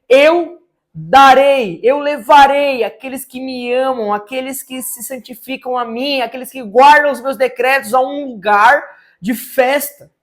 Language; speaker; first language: Portuguese; native; Portuguese